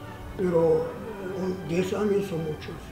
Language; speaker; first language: Spanish; non-native, fluent; German